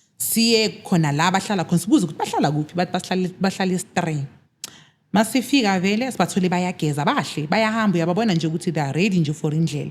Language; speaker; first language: Zulu; native; Zulu